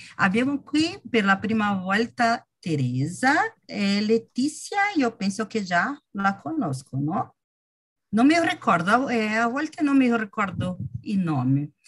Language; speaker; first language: Italian; non-native, learner; Portuguese